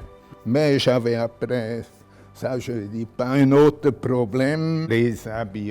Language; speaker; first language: French; non-native, local second language; German